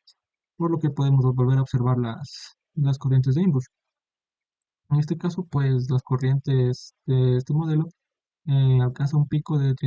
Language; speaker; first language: Spanish; native; Spanish